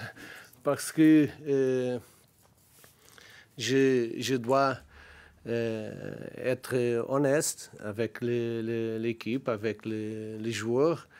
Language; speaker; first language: French; non-native, learner; Portuguese